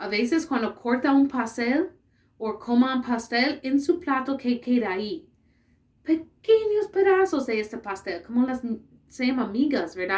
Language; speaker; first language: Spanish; non-native, learner; English